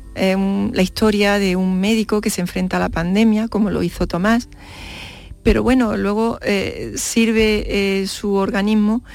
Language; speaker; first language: Spanish; native; Spanish